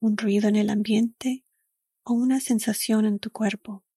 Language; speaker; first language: Spanish; early bilingual, other home language; English